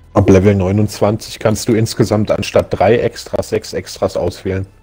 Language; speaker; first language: German; native; German